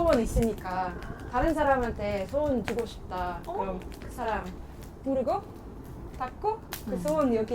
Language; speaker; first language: Korean; non-native, learner; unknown